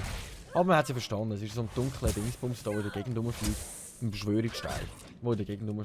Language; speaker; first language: German; native; German